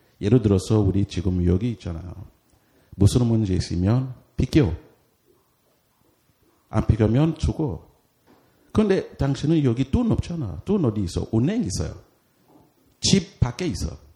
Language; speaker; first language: Korean; non-native, learner; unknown